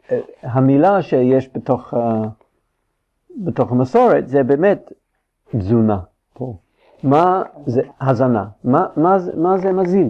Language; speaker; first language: Hebrew; non-native, fluent; English